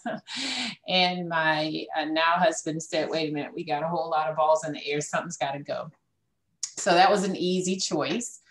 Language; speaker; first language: English; native; English